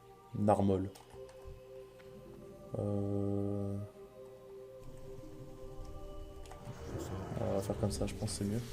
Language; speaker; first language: French; native; French